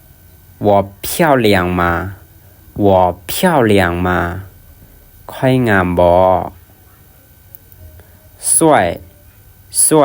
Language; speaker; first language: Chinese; non-native, fluent; Lao